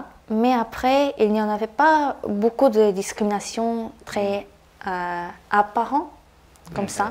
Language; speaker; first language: French; non-native, fluent; Korean